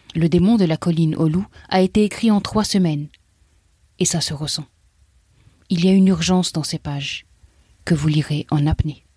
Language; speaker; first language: French; native; French